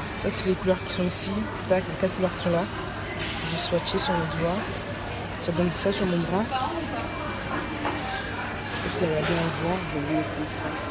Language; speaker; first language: French; native; French